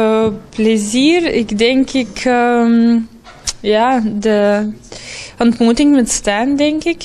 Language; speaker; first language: Dutch; non-native, learner; Russian